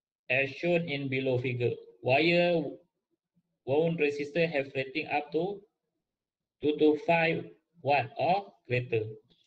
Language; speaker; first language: English; non-native, local second language; Malay